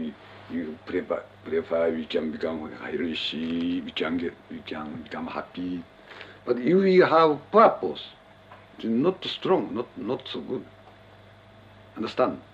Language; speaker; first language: English; non-native, learner; Japanese